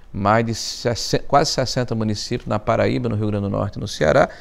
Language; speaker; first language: Portuguese; native; Portuguese